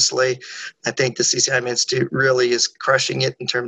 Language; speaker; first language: English; native; English